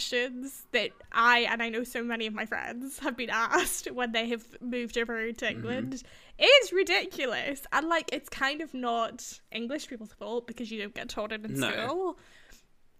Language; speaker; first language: English; native; English